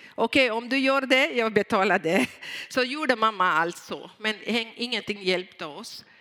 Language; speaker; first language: Swedish; non-native, fluent; Tamil